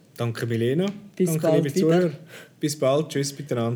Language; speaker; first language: German; native; German